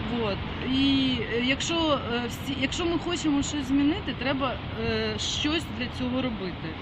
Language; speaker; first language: Ukrainian; early bilingual, other home language; Georgian